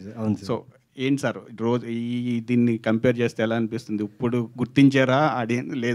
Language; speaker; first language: Telugu; native; Telugu